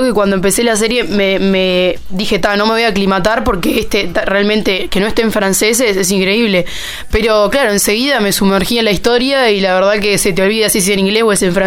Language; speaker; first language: Spanish; native; Spanish